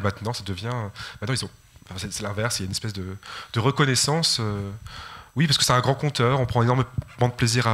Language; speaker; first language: French; native; French